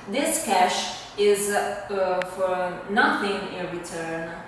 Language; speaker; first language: English; non-native, fluent; Italian